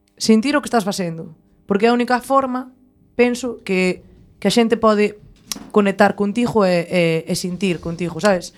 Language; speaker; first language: Galician; non-native, local second language; Spanish